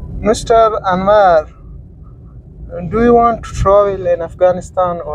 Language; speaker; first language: English; non-native, learner; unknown